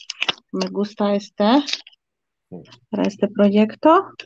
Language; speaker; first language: Spanish; non-native, fluent; Polish